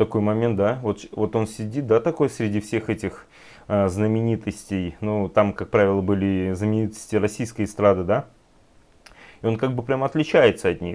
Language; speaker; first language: Russian; native; Russian